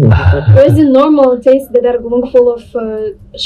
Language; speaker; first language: English; non-native, learner; Russian